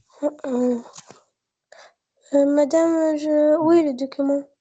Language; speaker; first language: French; non-native, learner; Arabic